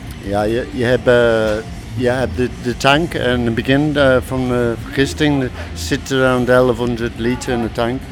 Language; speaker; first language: Dutch; non-native, learner; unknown